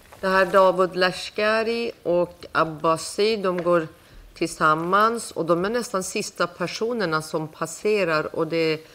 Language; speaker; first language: Swedish; non-native, fluent; Persian